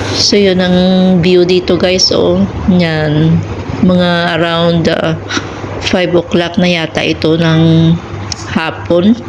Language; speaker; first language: Filipino; native; Filipino